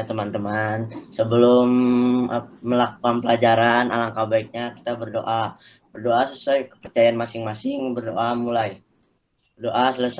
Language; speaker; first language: Indonesian; native; Indonesian